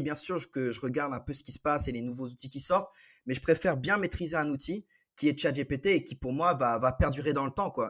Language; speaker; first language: French; native; French